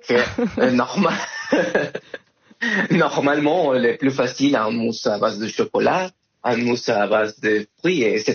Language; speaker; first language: French; non-native, fluent; Spanish